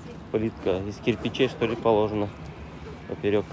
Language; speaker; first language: Russian; non-native, local second language; Tatar